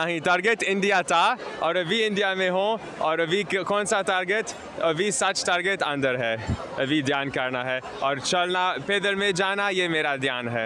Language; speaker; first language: Hindi; non-native, learner; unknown